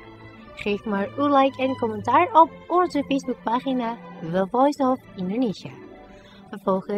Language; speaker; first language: Dutch; non-native, fluent; Indonesian